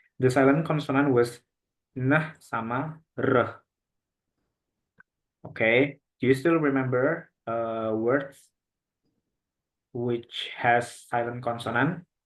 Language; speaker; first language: English; non-native, local second language; Indonesian